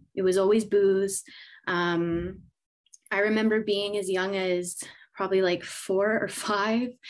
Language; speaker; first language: English; native; English